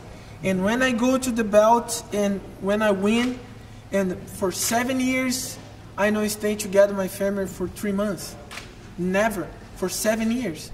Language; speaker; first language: English; non-native, learner; Portuguese